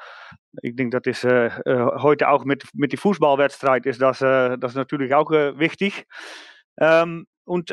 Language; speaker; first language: German; non-native, learner; Dutch